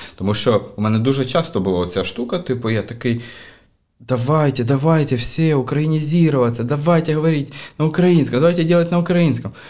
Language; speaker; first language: Ukrainian; non-native, local second language; Russian